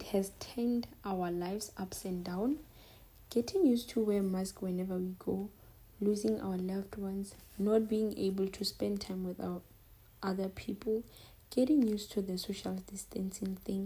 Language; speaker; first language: English; non-native, local second language; Northern Sotho